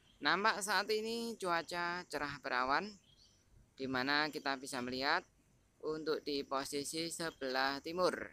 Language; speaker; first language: Indonesian; native; Indonesian